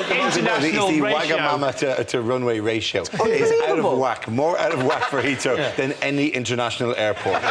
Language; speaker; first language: English; native; English